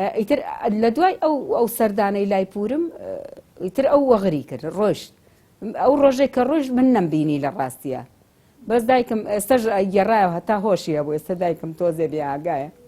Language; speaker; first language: Central Kurdish; native; Central Kurdish